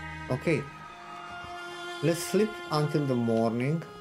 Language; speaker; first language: English; non-native, fluent; Romanian